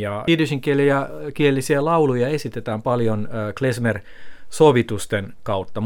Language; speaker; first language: Finnish; native; Finnish